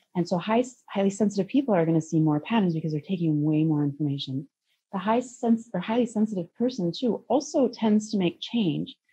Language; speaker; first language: English; native; English